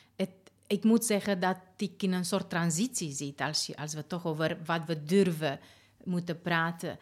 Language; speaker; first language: Dutch; non-native, fluent; Romanian